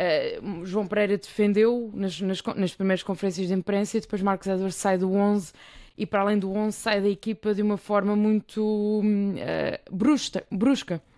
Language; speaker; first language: Portuguese; native; Portuguese